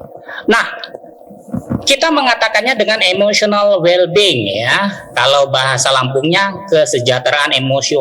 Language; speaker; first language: Indonesian; native; Indonesian